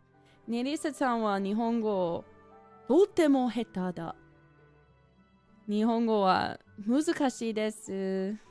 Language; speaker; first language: Japanese; non-native, learner; English